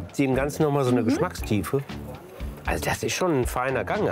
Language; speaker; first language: German; native; German